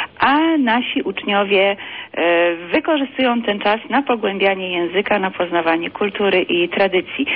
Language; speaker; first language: Polish; native; Polish